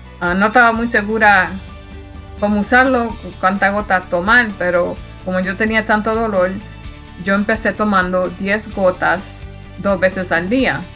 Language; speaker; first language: Spanish; early bilingual, heritage; Spanish